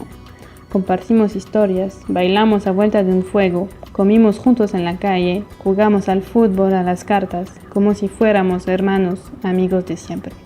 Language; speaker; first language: Spanish; non-native, fluent; Portuguese